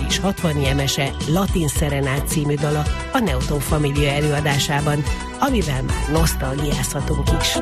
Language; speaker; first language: Hungarian; native; Hungarian